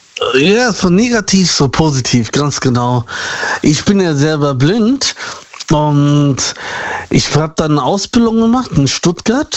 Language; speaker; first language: German; native; German